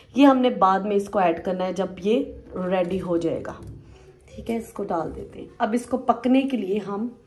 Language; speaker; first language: Urdu; native; Urdu